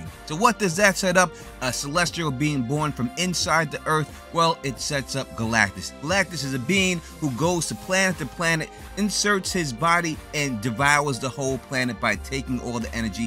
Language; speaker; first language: English; native; English